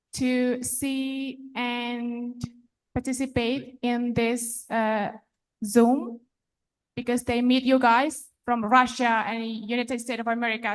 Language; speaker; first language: English; non-native, fluent; Indonesian